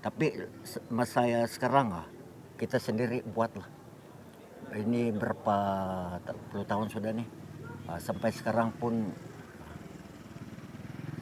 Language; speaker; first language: Indonesian; non-native, local second language; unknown